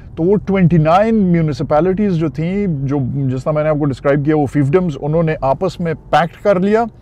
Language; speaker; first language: Urdu; non-native, local second language; Pashto